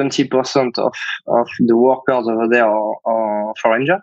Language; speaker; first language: English; non-native, fluent; French